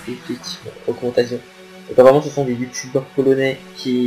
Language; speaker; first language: French; native; French